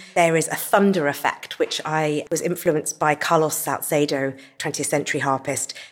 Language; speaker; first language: English; native; English